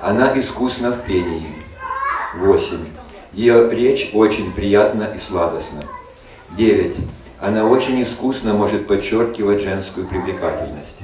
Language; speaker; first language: Russian; native; Russian